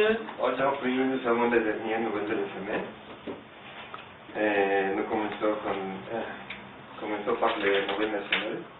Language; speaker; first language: French; non-native, learner; Spanish